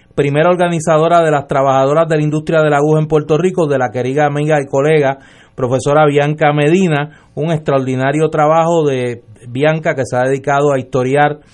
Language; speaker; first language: Spanish; native; Spanish